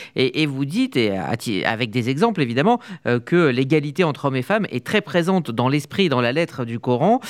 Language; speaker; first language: French; native; French